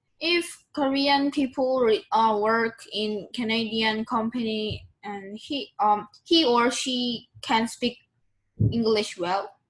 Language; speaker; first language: English; non-native, learner; Korean